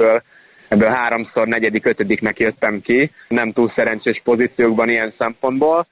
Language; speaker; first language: Hungarian; native; Hungarian